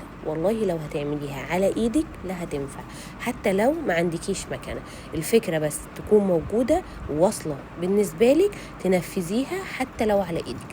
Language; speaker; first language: Arabic; native; Arabic